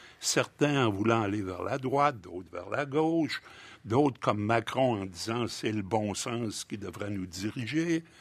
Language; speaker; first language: French; native; French